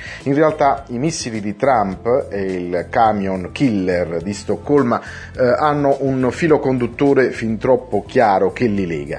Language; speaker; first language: Italian; native; Italian